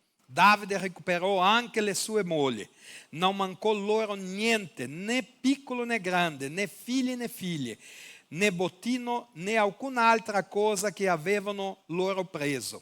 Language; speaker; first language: Italian; non-native, fluent; Portuguese